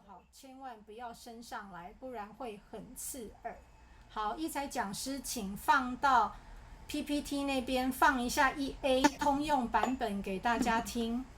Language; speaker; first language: Chinese; native; Chinese